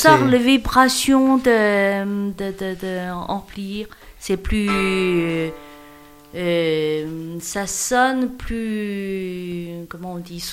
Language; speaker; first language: French; non-native, learner; Chinese